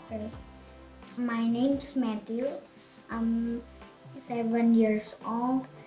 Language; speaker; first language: English; non-native, learner; Indonesian